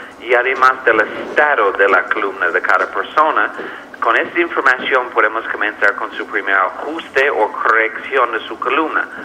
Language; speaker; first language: Spanish; non-native, fluent; English